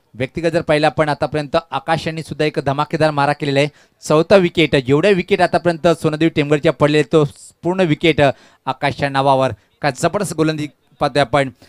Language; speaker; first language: Marathi; native; Marathi